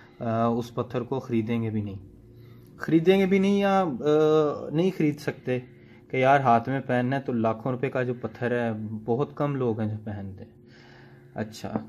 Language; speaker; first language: Urdu; native; Urdu